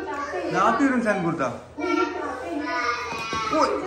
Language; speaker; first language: Turkish; non-native, learner; Urdu